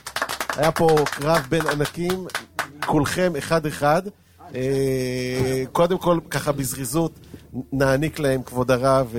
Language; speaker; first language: Hebrew; native; Hebrew